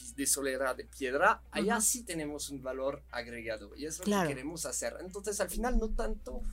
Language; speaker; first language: Spanish; non-native, fluent; French